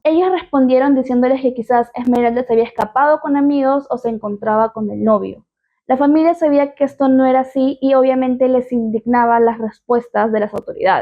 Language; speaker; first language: Spanish; native; Spanish